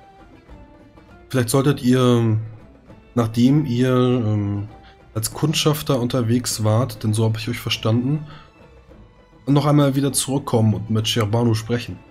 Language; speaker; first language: German; native; German